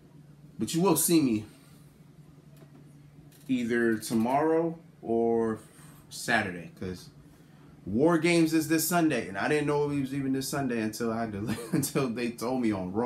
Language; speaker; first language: English; native; English